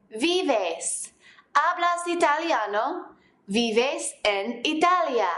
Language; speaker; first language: Spanish; non-native, fluent; English